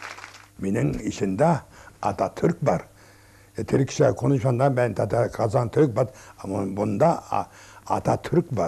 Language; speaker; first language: Turkish; non-native, learner; Tatar